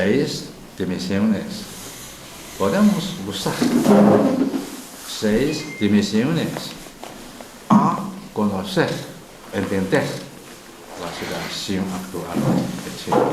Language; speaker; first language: Spanish; non-native, learner; Chinese